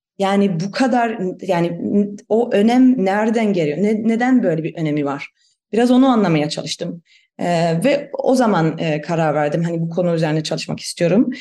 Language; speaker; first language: Turkish; non-native, fluent; German